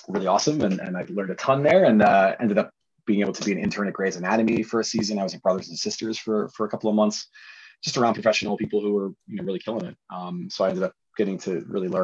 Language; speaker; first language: English; native; English